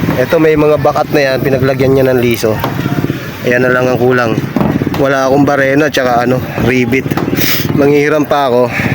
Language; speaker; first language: Filipino; non-native, local second language; Cebuano